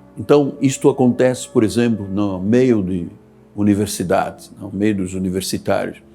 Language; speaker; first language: Portuguese; native; Portuguese